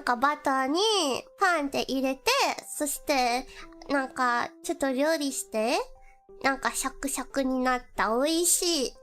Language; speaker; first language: Japanese; non-native, learner; English